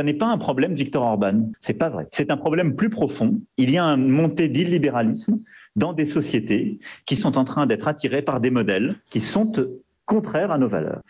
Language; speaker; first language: French; native; French